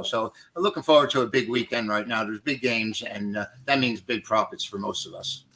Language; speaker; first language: English; native; English